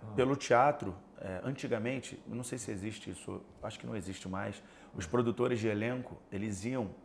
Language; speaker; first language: Portuguese; native; Portuguese